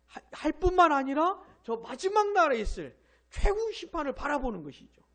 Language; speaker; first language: Korean; native; Korean